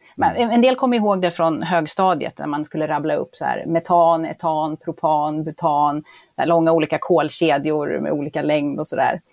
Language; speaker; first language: Swedish; native; Swedish